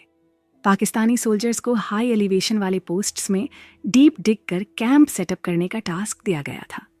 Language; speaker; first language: Hindi; native; Hindi